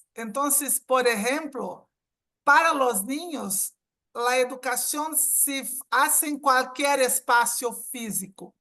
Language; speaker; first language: Portuguese; non-native, fluent; Spanish